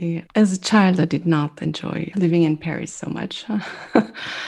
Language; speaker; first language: English; non-native, fluent; French